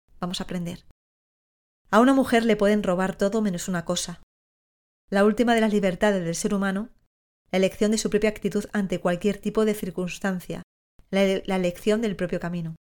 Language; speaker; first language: Spanish; native; Spanish